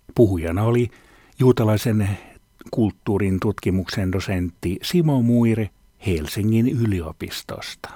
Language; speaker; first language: Finnish; native; Finnish